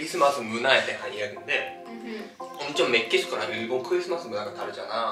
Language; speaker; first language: Korean; non-native, fluent; Japanese